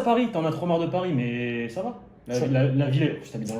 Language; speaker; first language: French; native; French